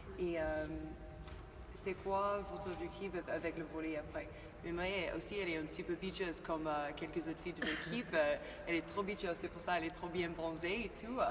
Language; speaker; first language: French; non-native, learner; English